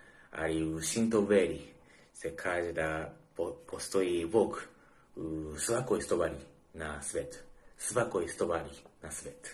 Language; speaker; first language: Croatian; non-native, learner; Japanese